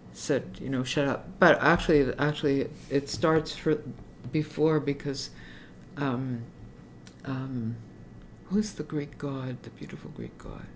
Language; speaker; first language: English; native; English